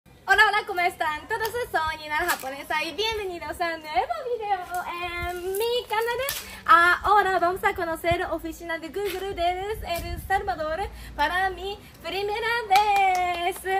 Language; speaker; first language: Spanish; non-native, learner; Japanese